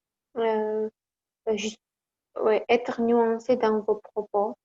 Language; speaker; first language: French; non-native, learner; Kazakh